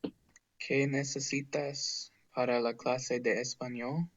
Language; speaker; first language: Spanish; non-native, learner; English